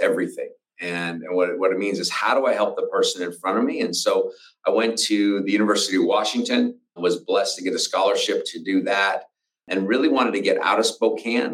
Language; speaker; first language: English; native; English